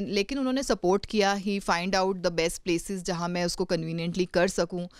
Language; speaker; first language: Hindi; native; Hindi